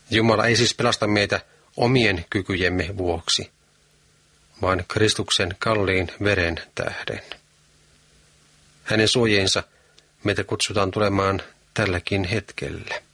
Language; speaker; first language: Finnish; native; Finnish